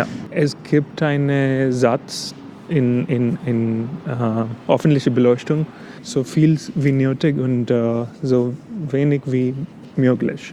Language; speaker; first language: German; non-native, fluent; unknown